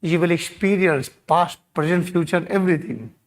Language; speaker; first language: English; non-native, local second language; Hindi